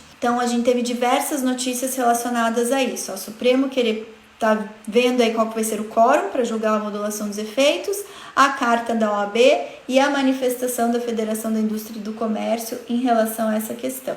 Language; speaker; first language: Portuguese; native; Portuguese